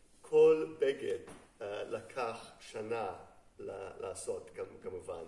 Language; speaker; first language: Hebrew; non-native, fluent; English